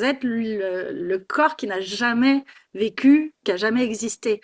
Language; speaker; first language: French; native; French